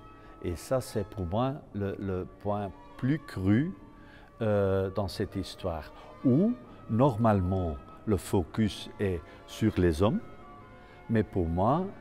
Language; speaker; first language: French; non-native, fluent; Dutch